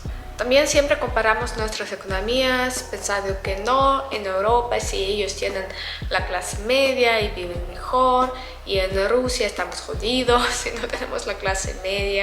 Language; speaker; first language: Spanish; non-native, fluent; Russian